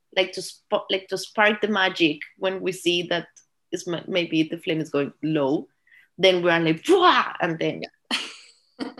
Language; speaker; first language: English; non-native, fluent; Spanish